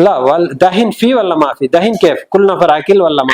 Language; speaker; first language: Arabic; non-native, learner; Telugu